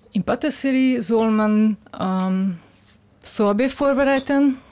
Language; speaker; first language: German; non-native, learner; Hungarian